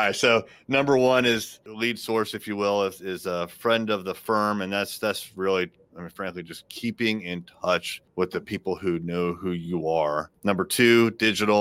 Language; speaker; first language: English; native; English